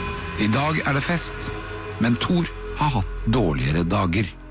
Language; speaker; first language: Norwegian; native; Norwegian